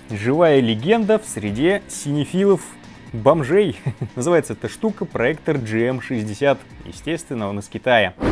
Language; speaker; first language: Russian; native; Russian